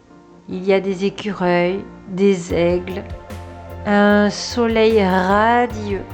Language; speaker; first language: French; native; French